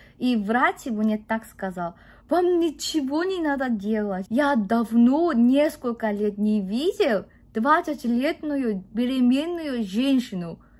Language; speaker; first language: Russian; non-native, fluent; Korean